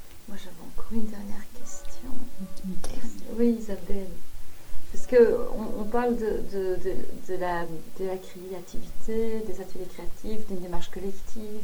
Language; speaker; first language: French; native; French